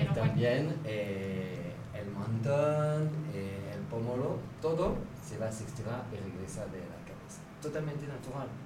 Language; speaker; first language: Spanish; non-native, fluent; French